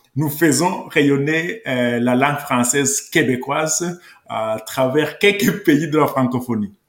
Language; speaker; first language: French; non-native, local second language; Kinyarwanda